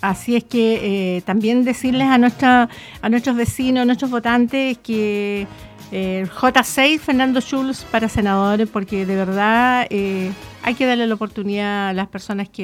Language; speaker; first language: Spanish; native; Spanish